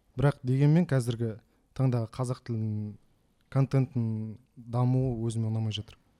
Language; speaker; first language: Kazakh; native; Kazakh